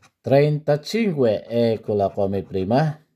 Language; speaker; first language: Italian; non-native, learner; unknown